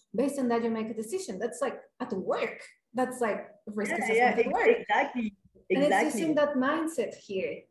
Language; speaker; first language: English; non-native, fluent; French